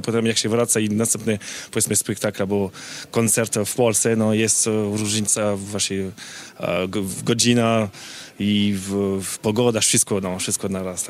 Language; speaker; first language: Polish; non-native, learner; French